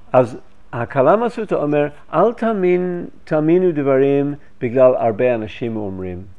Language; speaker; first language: Hebrew; non-native, fluent; English